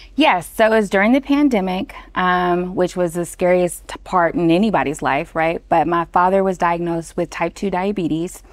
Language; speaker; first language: English; native; English